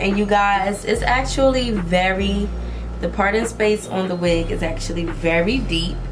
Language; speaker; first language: English; native; English